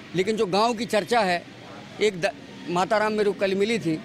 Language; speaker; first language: Hindi; native; Hindi